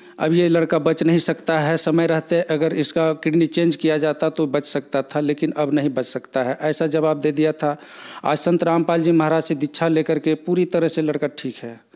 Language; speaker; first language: Hindi; native; Hindi